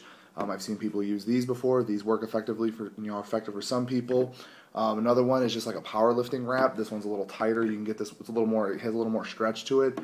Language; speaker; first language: English; native; English